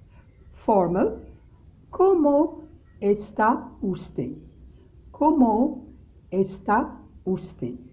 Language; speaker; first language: Spanish; non-native, learner; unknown